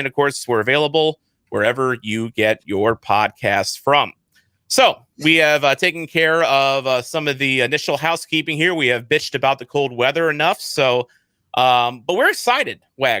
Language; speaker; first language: English; native; English